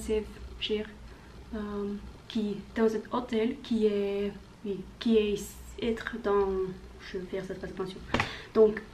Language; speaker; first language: French; non-native, learner; Norwegian